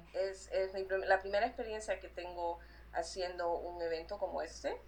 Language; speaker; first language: Spanish; native; Spanish